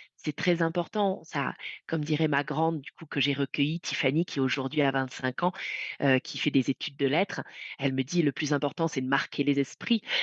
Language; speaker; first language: French; native; French